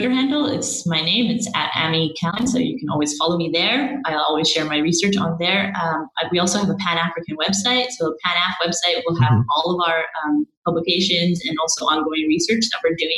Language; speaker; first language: English; native; English